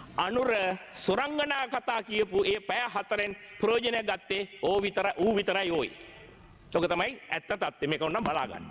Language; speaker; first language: Sinhala; non-native, local second language; Tamil